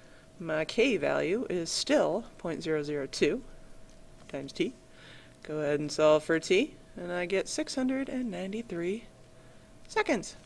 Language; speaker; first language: English; native; English